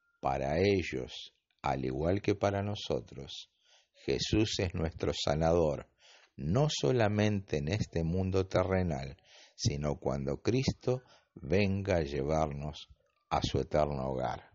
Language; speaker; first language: Spanish; native; Spanish